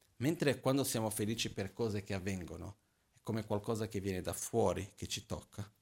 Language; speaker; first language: Italian; non-native, fluent; Portuguese